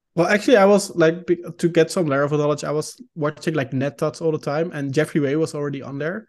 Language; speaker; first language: English; non-native, fluent; Dutch